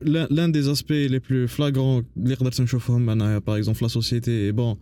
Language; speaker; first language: French; non-native, local second language; Arabic